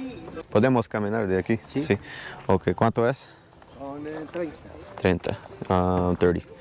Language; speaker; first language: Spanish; non-native, learner; English